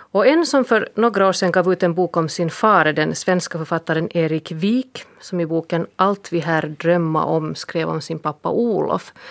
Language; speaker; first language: Swedish; native; Swedish